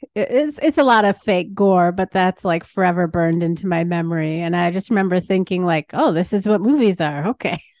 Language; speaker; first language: English; native; English